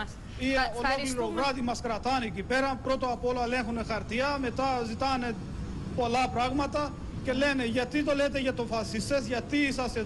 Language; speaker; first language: Greek; non-native, learner; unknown